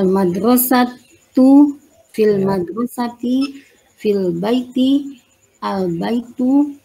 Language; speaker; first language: Arabic; non-native, learner; Indonesian